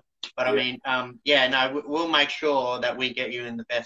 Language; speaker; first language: English; native; English